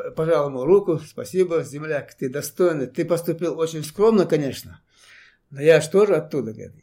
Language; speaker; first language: Russian; non-native, local second language; Chechen